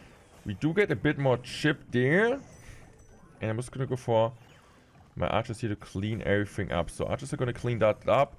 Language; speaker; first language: English; non-native, fluent; German